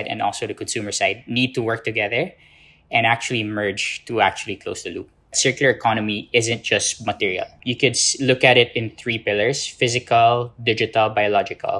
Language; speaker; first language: English; non-native, local second language; Filipino